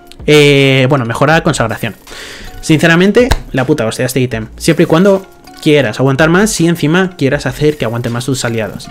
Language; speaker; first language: Spanish; native; Spanish